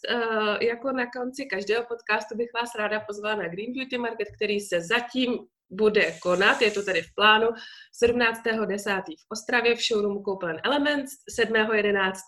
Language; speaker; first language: Czech; native; Czech